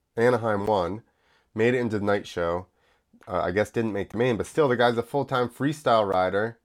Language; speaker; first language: English; early bilingual, other home language; Italian